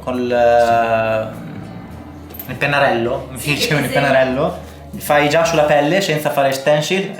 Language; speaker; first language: Italian; native; Italian